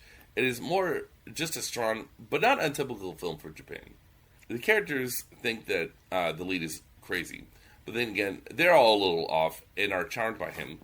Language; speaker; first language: English; native; English